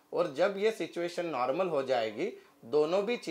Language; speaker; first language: Hindi; non-native, local second language; Marathi